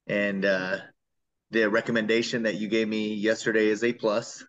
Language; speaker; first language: English; native; English